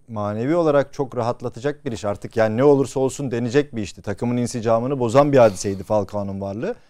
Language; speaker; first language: Turkish; native; Turkish